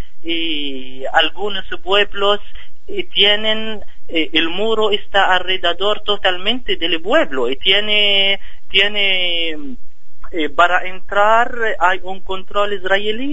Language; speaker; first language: Spanish; non-native, fluent; Arabic